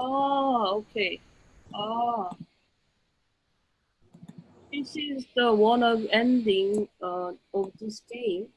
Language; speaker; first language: English; non-native, learner; Korean